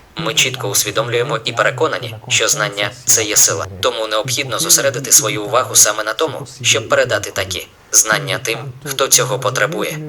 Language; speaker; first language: Ukrainian; non-native, fluent; Italian